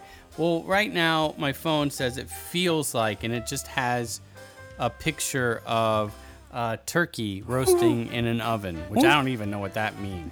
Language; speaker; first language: English; native; English